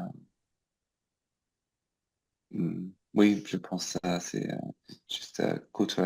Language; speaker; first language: French; non-native, learner; English